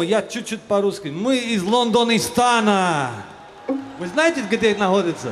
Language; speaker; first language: Russian; non-native, learner; English